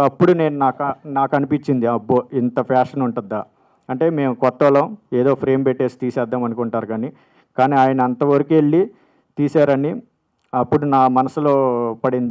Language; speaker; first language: Telugu; native; Telugu